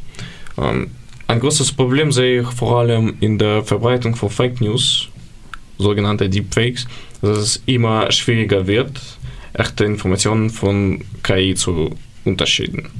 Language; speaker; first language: German; non-native, learner; Ukrainian